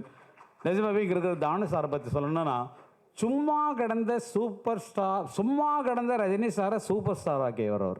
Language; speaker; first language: Tamil; native; Tamil